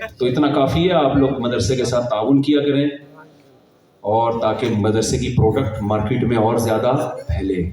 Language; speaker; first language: Urdu; native; Urdu